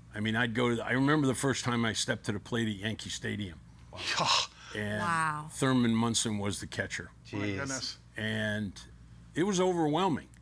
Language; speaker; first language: English; native; English